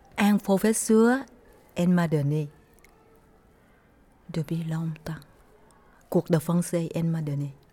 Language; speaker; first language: French; non-native, learner; Vietnamese